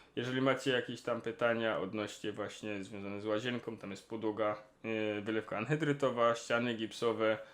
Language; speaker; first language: Polish; non-native, local second language; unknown